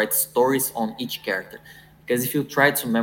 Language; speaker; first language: English; non-native, fluent; Portuguese